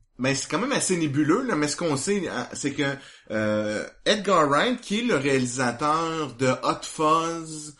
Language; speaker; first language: French; native; French